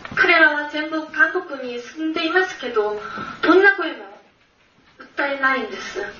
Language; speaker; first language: Japanese; non-native, learner; Korean